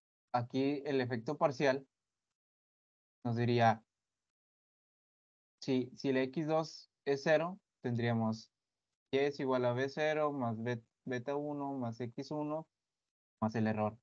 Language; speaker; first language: Spanish; native; Spanish